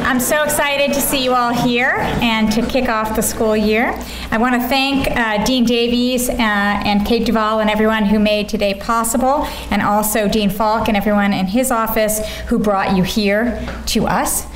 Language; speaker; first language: English; native; English